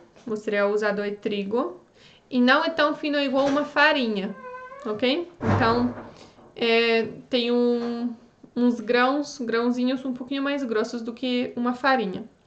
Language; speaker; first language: Portuguese; non-native, fluent; Polish